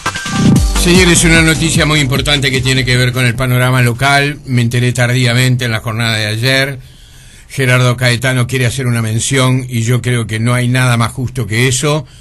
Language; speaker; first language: Spanish; native; Spanish